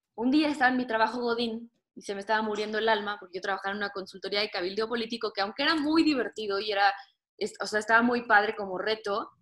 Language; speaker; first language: Spanish; native; Spanish